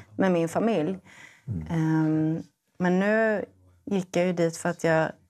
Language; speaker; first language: Swedish; native; Swedish